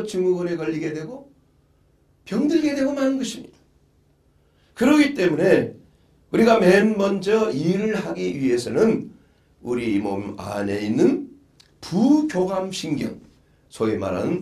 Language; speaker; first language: Korean; native; Korean